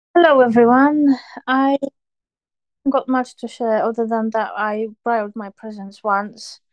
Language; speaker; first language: English; non-native, fluent; Polish